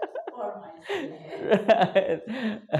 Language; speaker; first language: English; non-native, learner; Indonesian